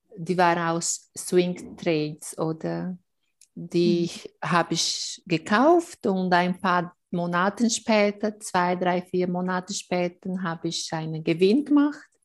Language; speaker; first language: German; non-native, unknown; Portuguese